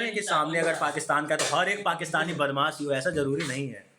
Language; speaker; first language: Hindi; native; Hindi